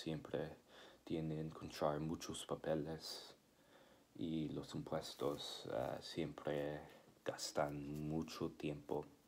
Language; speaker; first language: Spanish; non-native, learner; English